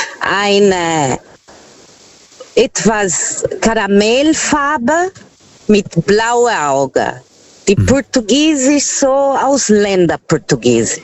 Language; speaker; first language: German; non-native, fluent; Portuguese